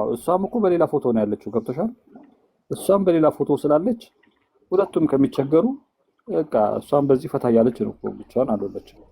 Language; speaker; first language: Amharic; native; Amharic